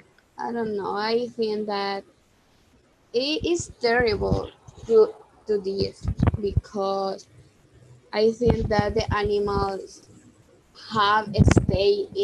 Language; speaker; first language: English; non-native, learner; Spanish